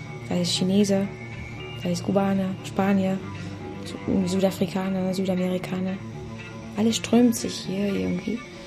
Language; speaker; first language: German; non-native, fluent; Spanish